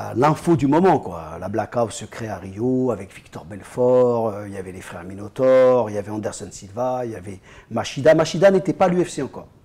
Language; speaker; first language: French; native; French